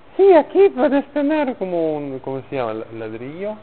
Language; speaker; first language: Spanish; non-native, learner; Polish